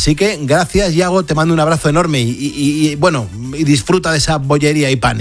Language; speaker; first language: Spanish; native; Spanish